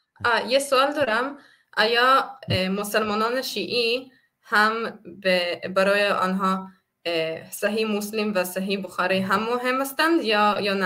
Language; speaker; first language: Persian; non-native, fluent; Hebrew